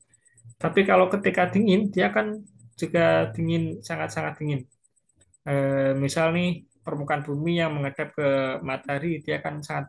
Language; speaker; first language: Indonesian; native; Indonesian